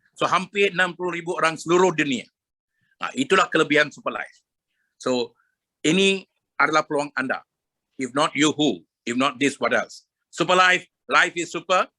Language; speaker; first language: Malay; non-native, local second language; Tamil